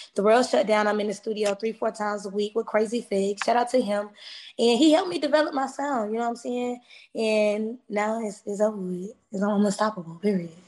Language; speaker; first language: English; native; English